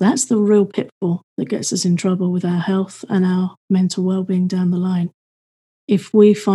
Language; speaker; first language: English; native; English